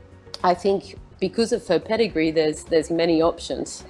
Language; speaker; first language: English; native; English